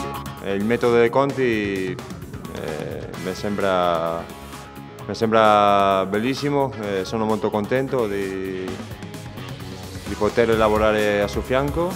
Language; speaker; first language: Italian; non-native, learner; Spanish